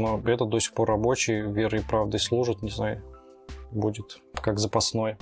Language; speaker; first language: Russian; native; Russian